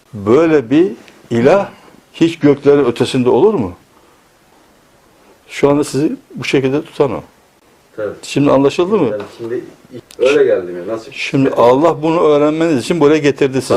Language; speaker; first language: Turkish; native; Turkish